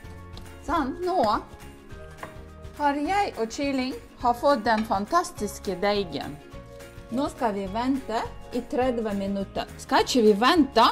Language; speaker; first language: Norwegian; non-native, learner; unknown